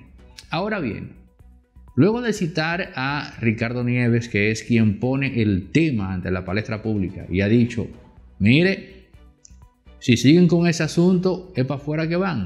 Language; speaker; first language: Spanish; native; Spanish